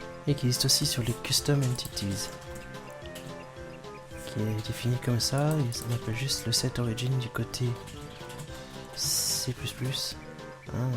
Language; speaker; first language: French; native; French